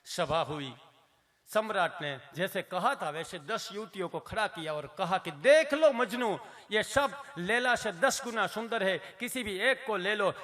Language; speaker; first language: Hindi; non-native, local second language; Gujarati